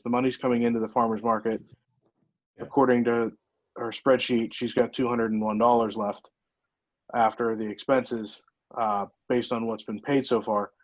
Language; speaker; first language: English; native; English